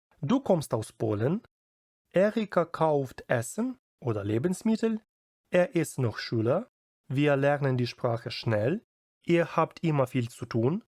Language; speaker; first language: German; non-native, fluent; Ukrainian